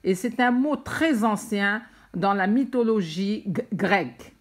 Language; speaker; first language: French; non-native, local second language; Arabic